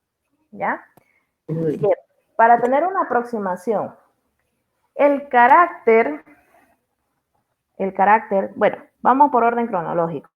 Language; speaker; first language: Spanish; native; Spanish